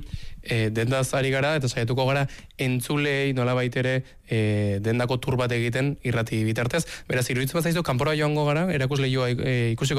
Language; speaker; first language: Basque; native; Basque